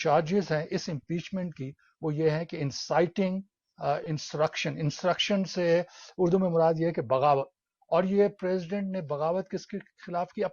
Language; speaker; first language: Urdu; native; Urdu